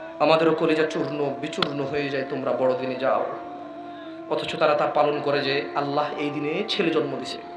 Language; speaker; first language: Bangla; early bilingual, heritage; Bangla